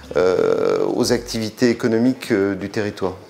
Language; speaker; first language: French; native; French